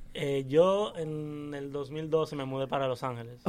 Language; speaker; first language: Spanish; early bilingual, heritage; English